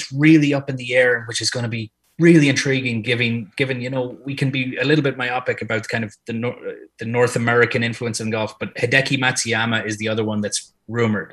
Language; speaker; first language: English; native; English